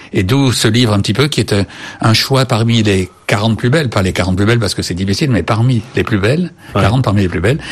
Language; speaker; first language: French; native; French